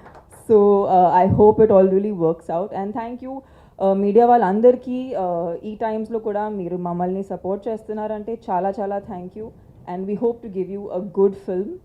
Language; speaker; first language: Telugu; non-native, local second language; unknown